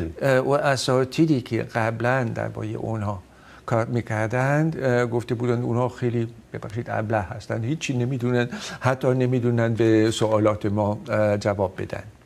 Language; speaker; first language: Persian; non-native, fluent; Dutch